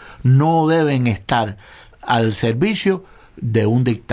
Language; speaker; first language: Spanish; native; Spanish